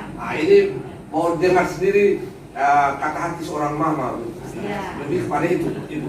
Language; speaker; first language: Indonesian; native; Indonesian